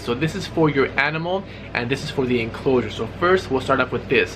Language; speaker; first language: English; native; English